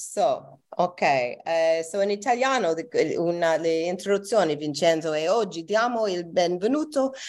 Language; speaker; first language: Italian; non-native, learner; English